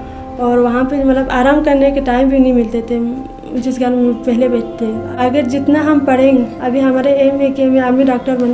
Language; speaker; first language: Hindi; non-native, local second language; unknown